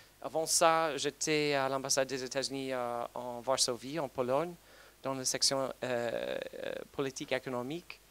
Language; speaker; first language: French; non-native, fluent; English